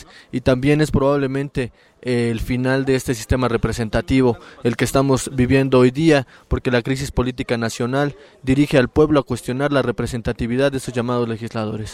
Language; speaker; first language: Spanish; native; Spanish